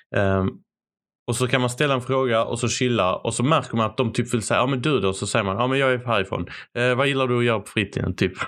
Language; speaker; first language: Swedish; early bilingual, other home language; Arabic